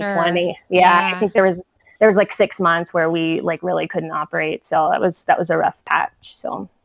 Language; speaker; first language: English; native; English